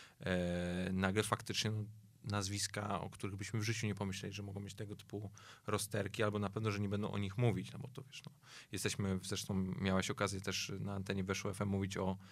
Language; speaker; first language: Polish; native; Polish